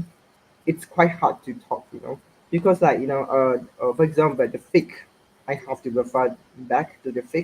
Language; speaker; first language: English; non-native, fluent; Burmese